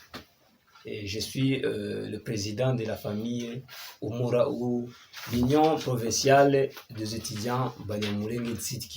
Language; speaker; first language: French; non-native, local second language; Kinyarwanda